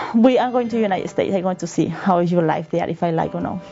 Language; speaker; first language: English; non-native, learner; Spanish